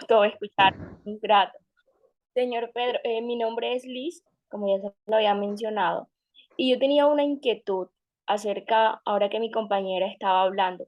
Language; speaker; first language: Spanish; native; Spanish